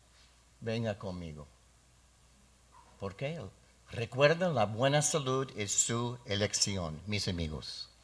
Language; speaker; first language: Spanish; non-native, learner; English